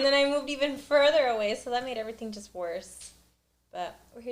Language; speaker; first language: English; native; English